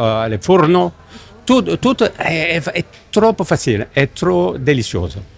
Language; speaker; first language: Italian; non-native, learner; English